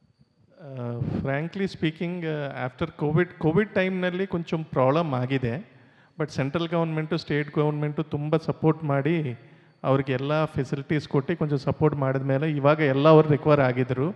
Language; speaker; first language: Kannada; non-native, local second language; Telugu